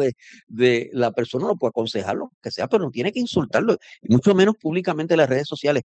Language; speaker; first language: Spanish; native; Spanish